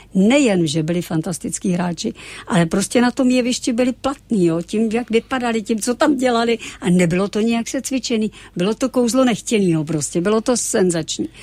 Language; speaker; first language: Czech; native; Czech